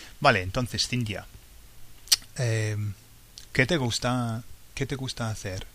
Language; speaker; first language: Spanish; non-native, fluent; English